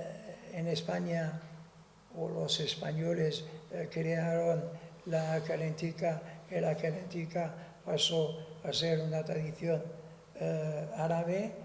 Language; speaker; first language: Spanish; non-native, fluent; Arabic